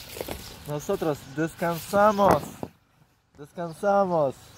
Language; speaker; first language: Spanish; non-native, learner; English